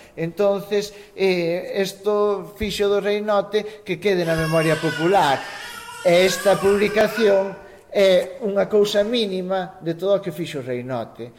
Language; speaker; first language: Galician; native; Galician